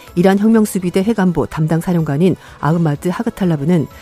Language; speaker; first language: Korean; native; Korean